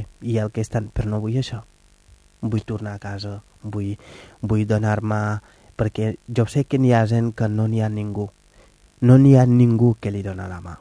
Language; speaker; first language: Catalan; non-native, fluent; Wolof